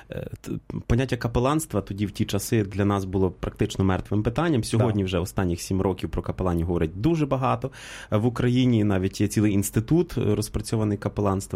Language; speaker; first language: Ukrainian; native; Ukrainian